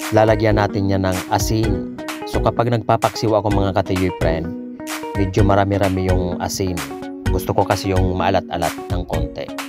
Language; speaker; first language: Filipino; non-native, local second language; Bikol